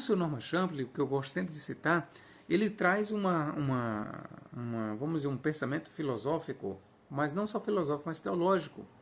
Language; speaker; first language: Portuguese; native; Portuguese